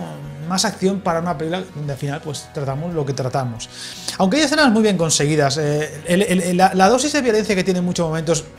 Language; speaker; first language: Spanish; native; Spanish